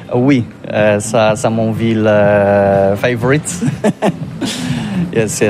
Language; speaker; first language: French; non-native, learner; Polish